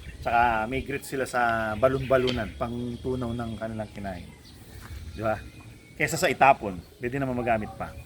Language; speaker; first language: Filipino; native; Filipino